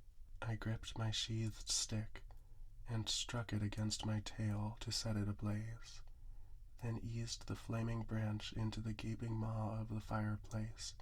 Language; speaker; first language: English; native; English